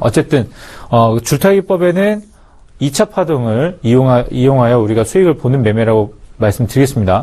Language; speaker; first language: Korean; native; Korean